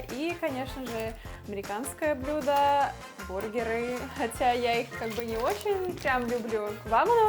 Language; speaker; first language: Russian; non-native, fluent; English